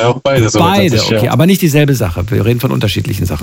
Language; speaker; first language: German; native; German